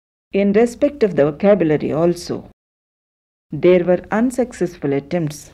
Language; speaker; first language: English; non-native, local second language; Telugu